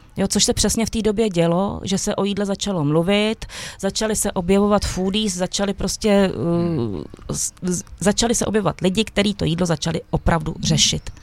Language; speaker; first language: Czech; native; Czech